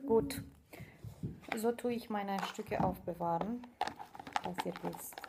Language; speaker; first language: German; non-native, fluent; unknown